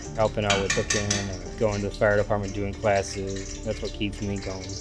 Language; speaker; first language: English; native; English